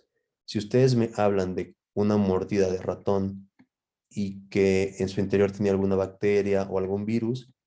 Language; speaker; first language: Spanish; native; Spanish